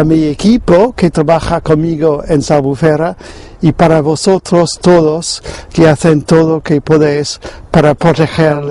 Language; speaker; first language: Spanish; non-native, fluent; English